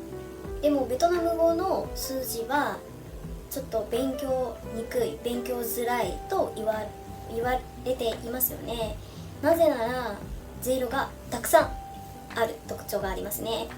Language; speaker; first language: Japanese; non-native, fluent; Vietnamese